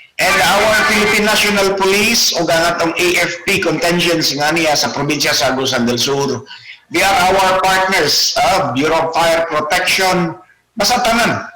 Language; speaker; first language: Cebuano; native; Cebuano